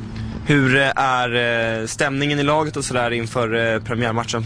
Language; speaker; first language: Swedish; native; Swedish